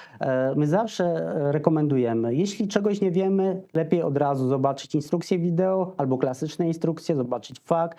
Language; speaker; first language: Polish; non-native, fluent; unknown